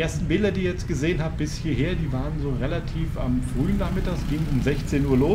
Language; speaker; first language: German; native; German